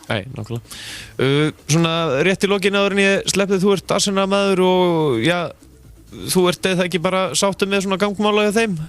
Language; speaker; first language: Icelandic; native; Icelandic